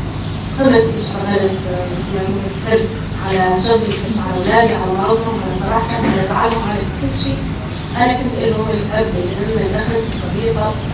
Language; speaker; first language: Arabic; non-native, local second language; Kurdish